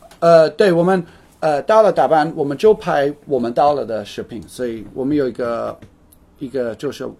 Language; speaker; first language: Chinese; non-native, fluent; English